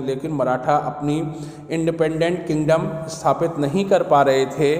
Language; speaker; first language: Hindi; native; Hindi